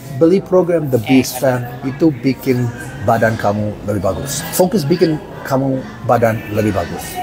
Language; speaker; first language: Indonesian; non-native, learner; English